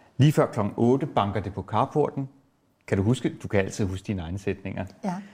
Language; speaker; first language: Danish; native; Danish